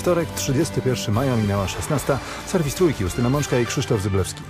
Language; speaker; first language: Polish; native; Polish